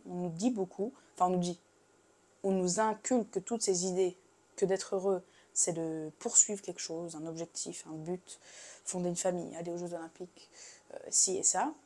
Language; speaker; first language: French; native; French